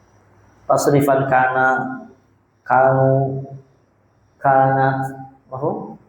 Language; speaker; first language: Arabic; non-native, fluent; Indonesian